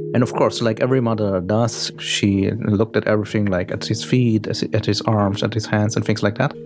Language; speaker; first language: English; early bilingual, heritage; German